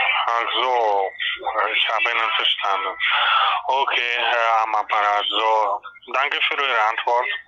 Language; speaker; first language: German; non-native, learner; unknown